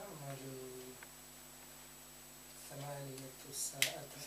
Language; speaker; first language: Arabic; non-native, learner; English